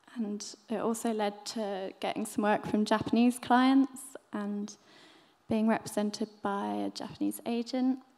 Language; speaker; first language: English; native; English